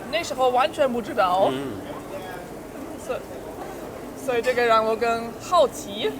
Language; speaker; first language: Chinese; non-native, fluent; German